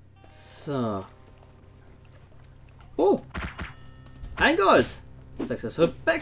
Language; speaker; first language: German; native; German